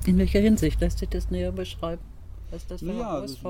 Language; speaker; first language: German; native; German